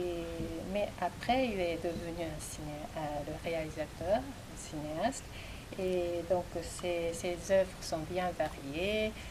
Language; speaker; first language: French; non-native, fluent; Japanese